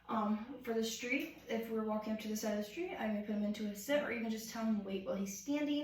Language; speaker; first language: English; native; English